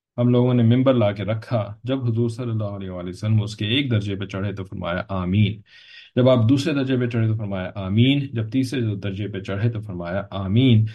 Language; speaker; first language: Urdu; native; Urdu